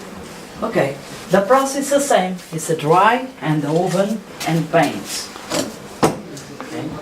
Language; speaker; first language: English; non-native, learner; Portuguese